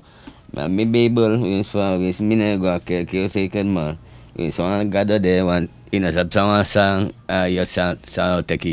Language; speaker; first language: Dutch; non-native, local second language; Sranan Tongo